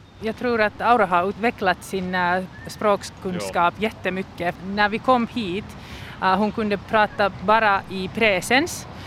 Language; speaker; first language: Swedish; non-native, local second language; Finnish